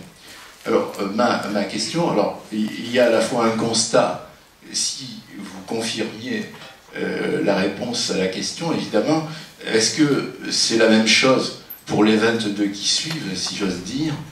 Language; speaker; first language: French; native; French